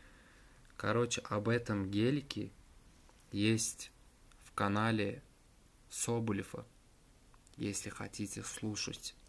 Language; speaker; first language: Russian; non-native, learner; Turkmen